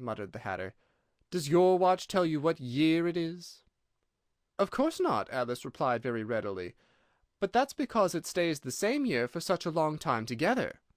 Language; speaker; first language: English; native; English